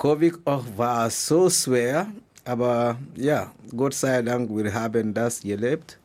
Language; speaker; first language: German; non-native, learner; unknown